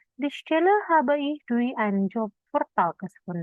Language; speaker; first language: German; non-native, learner; Indonesian